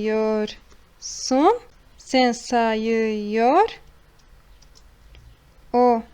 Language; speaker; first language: Turkish; non-native, fluent; Portuguese